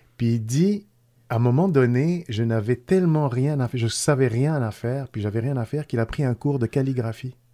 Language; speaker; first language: French; non-native, local second language; Arabic